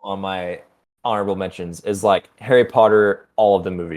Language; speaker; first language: English; native; English